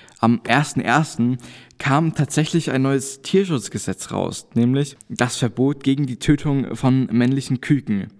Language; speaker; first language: German; native; German